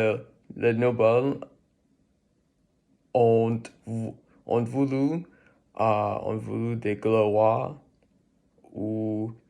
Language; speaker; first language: French; non-native, learner; English